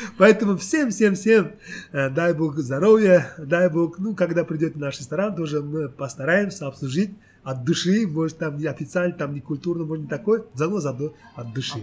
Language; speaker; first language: Russian; non-native, local second language; Tajik